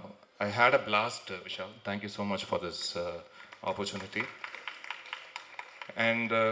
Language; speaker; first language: Tamil; native; Tamil